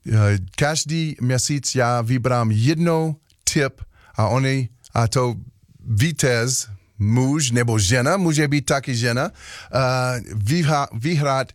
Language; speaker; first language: Czech; non-native, learner; English